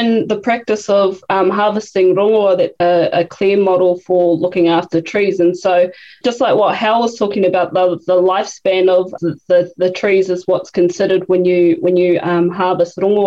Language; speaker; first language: English; native; English